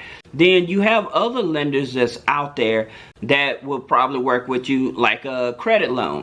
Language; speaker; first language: English; native; English